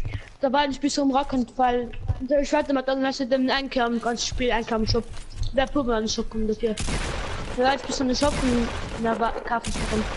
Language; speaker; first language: German; non-native, local second language; Luxembourgish